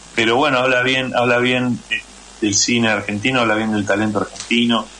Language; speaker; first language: Spanish; native; Spanish